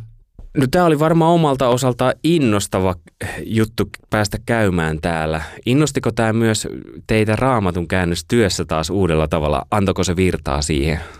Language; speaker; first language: Finnish; native; Finnish